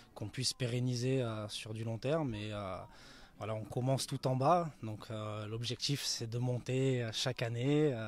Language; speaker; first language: French; native; French